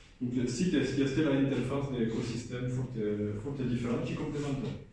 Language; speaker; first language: Romanian; non-native, learner; French